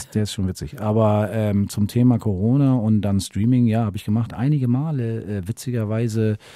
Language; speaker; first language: German; native; German